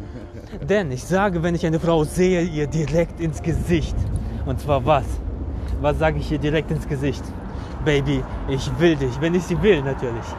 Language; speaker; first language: German; non-native, fluent; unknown